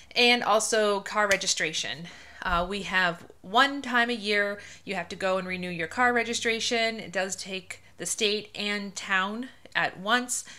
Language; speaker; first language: English; native; English